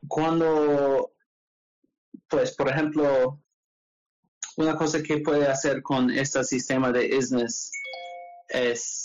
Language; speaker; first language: Spanish; non-native, learner; English